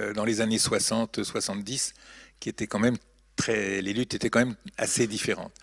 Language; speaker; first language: French; native; French